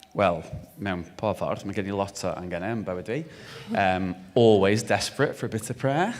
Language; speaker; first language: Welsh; non-native, local second language; English